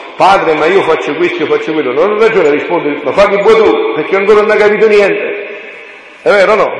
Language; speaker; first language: Italian; native; Italian